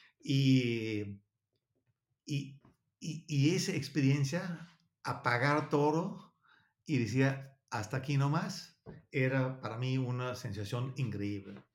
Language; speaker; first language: Spanish; non-native, learner; Danish